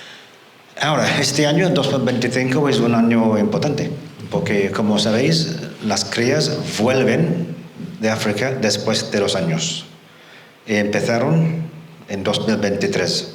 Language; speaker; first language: Spanish; non-native, fluent; English